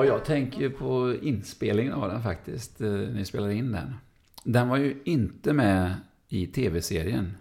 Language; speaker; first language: Swedish; native; Swedish